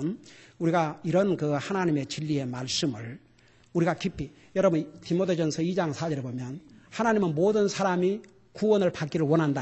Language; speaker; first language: Korean; native; Korean